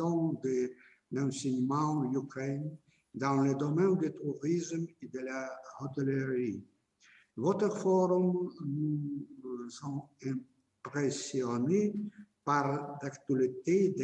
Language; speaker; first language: French; non-native, fluent; Ukrainian